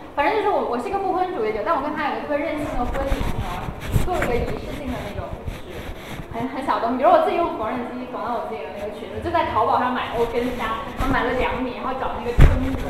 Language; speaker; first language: Chinese; non-native, local second language; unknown